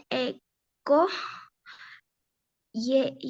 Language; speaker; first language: Korean; non-native, learner; Spanish